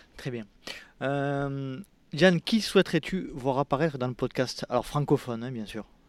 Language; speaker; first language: French; native; French